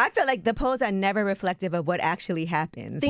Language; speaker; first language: English; native; English